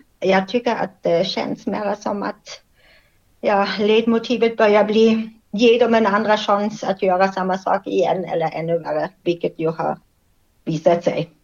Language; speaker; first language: Swedish; non-native, fluent; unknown